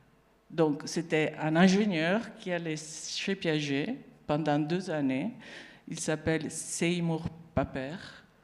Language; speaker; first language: French; non-native, fluent; Italian